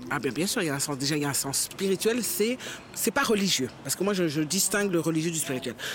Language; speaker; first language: French; early bilingual, other home language; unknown